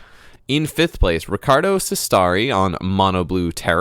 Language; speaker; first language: English; native; English